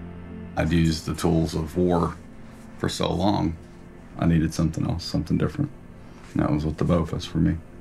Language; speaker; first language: English; native; English